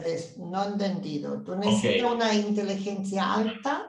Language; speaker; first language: Spanish; non-native, learner; German